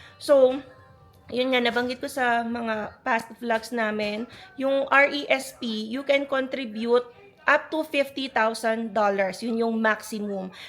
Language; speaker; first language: Filipino; native; Filipino